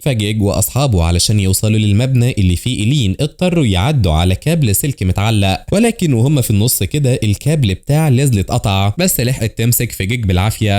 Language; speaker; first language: Arabic; native; Arabic